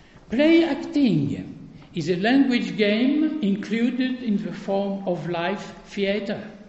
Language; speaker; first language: English; non-native, fluent; French